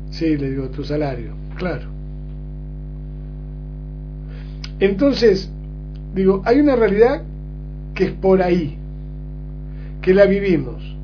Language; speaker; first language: Spanish; native; Spanish